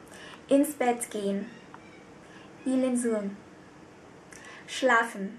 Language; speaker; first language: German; non-native, fluent; Vietnamese